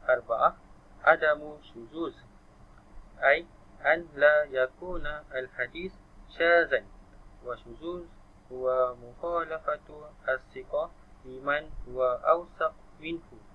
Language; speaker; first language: Arabic; non-native, learner; Malay